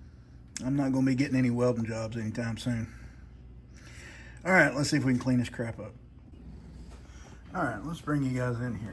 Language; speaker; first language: English; native; English